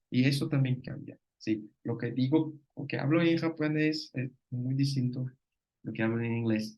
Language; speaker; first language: Spanish; non-native, fluent; Portuguese